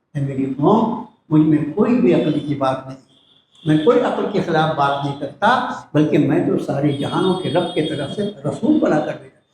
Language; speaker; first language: Urdu; native; Urdu